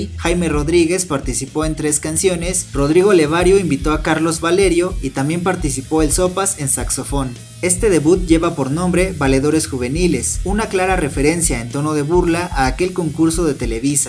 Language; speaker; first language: Spanish; native; Spanish